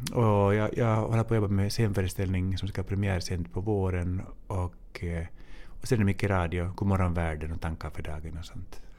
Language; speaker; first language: Swedish; native; Swedish